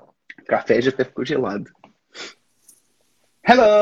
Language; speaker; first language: Portuguese; native; Portuguese